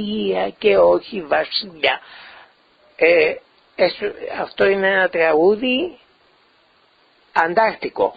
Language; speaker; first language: Greek; non-native, local second language; Ladino